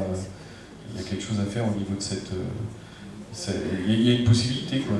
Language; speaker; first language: French; native; French